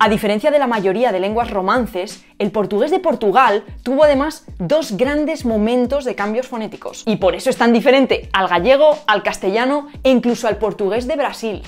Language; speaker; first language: Spanish; native; Spanish